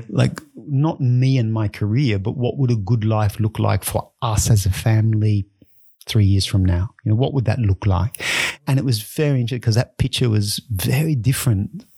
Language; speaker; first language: English; native; English